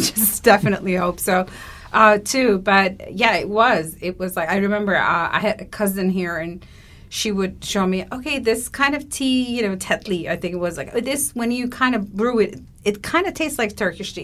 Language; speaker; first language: English; non-native, fluent; Turkish